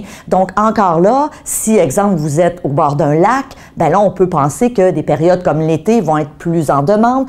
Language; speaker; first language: French; native; French